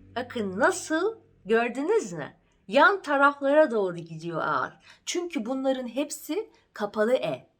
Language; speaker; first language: Turkish; native; Turkish